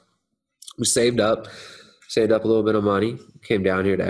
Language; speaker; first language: English; native; English